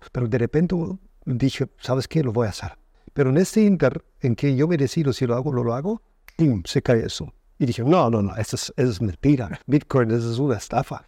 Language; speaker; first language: Spanish; non-native, fluent; German